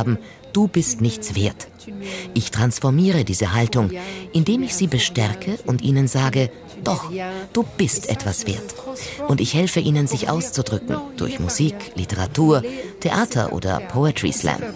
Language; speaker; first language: German; native; German